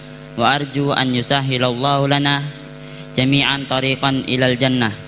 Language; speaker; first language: Arabic; non-native, learner; Indonesian